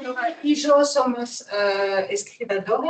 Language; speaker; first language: Spanish; non-native, learner; French